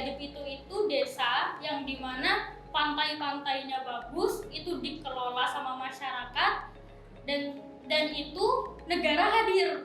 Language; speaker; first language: Indonesian; native; Indonesian